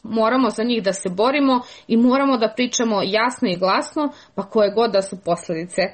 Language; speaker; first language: Serbian; native; Serbian